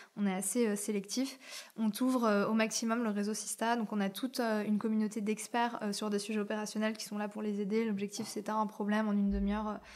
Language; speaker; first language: French; native; French